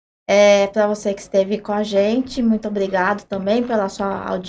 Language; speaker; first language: Portuguese; native; Portuguese